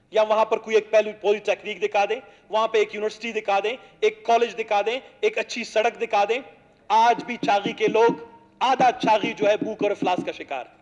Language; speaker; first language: Urdu; non-native, local second language; Baluchi